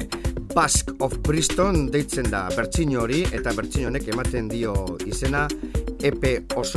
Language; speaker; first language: Basque; native; Basque